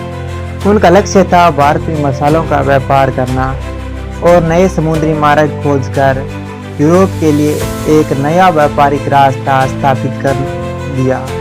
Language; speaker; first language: Hindi; native; Hindi